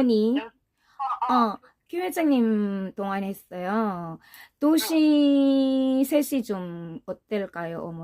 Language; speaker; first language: Korean; non-native, fluent; Filipino